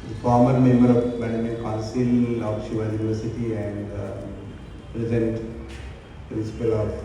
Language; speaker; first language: English; non-native, local second language; Marathi